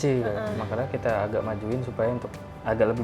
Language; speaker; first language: Indonesian; native; Indonesian